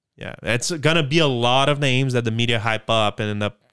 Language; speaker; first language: English; non-native, fluent; Portuguese